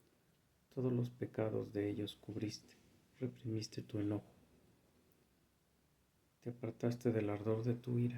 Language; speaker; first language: Spanish; native; Spanish